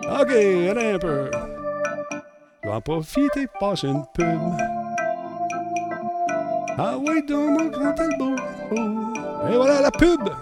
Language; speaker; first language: French; native; French